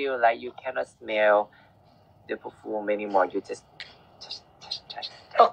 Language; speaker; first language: English; non-native, fluent; Thai